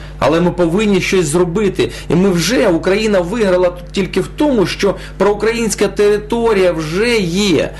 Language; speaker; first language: Ukrainian; non-native, local second language; Russian